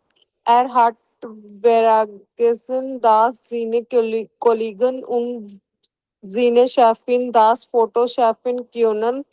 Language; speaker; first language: German; non-native, learner; Hindi